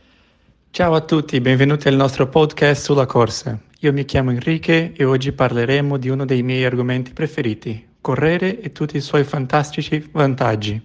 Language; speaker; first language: Italian; non-native, learner; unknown